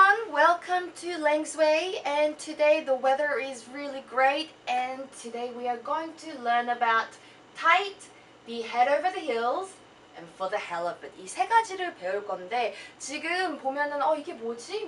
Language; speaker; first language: English; non-native, fluent; Korean